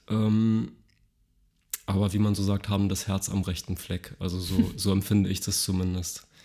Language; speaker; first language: German; native; German